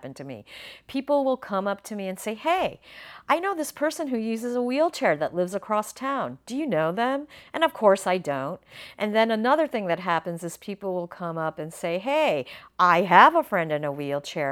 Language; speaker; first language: English; native; English